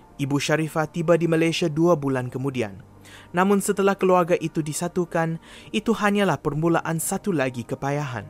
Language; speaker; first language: Malay; native; Malay